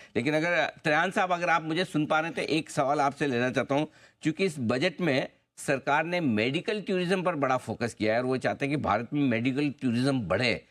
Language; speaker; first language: Hindi; native; Hindi